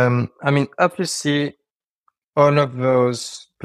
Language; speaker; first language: English; non-native, fluent; French